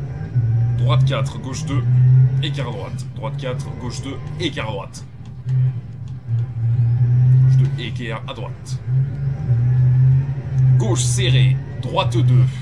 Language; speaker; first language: French; native; French